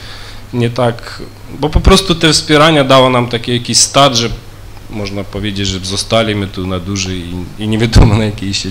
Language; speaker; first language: Polish; early bilingual, other home language; Ukrainian